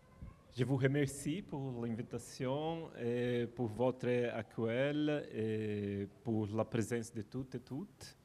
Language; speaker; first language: French; non-native, fluent; Portuguese